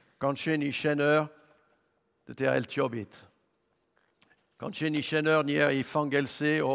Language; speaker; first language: Swedish; non-native, learner; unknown